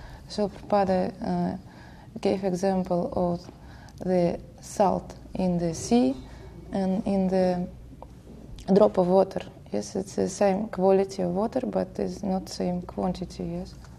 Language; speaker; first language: English; non-native, learner; Russian